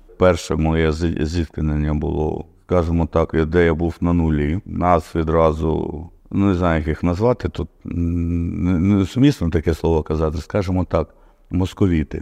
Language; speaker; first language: Ukrainian; non-native, local second language; Russian